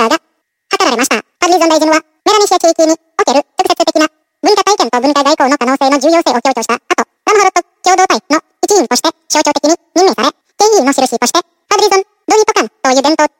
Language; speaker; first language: Japanese; non-native, fluent; Indonesian